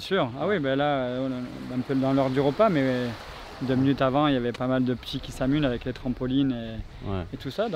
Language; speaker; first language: French; native; French